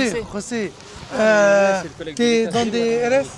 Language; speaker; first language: Spanish; non-native, learner; French